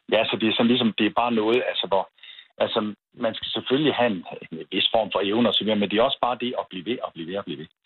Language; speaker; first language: Danish; native; Danish